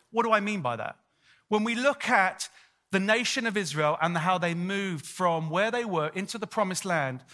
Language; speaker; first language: English; native; English